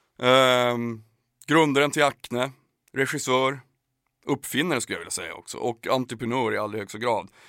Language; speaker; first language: Swedish; native; Swedish